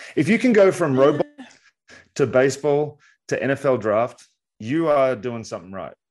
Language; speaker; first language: English; native; English